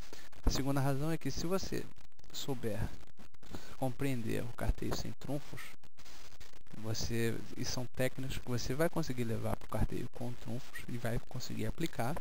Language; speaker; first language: Portuguese; native; Portuguese